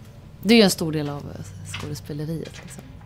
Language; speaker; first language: Swedish; native; Swedish